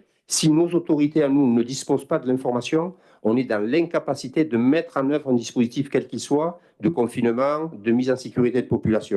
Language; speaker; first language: French; native; French